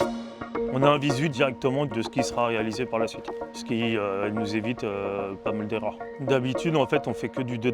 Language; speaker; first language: French; native; French